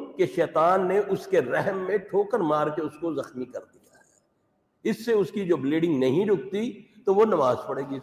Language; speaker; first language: Urdu; native; Urdu